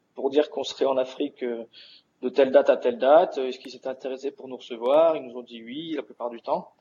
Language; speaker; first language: French; native; French